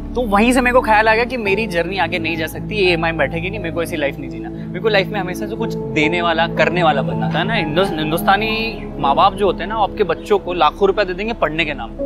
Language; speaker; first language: Hindi; native; Hindi